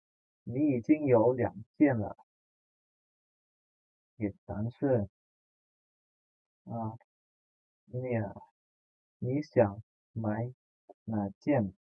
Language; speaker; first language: Chinese; non-native, fluent; Indonesian